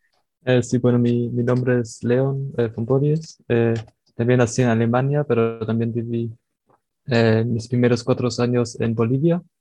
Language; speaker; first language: Spanish; early bilingual, heritage; Spanish